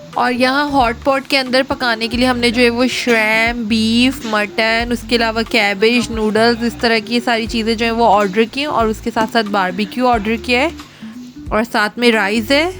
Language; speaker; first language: Urdu; native; Urdu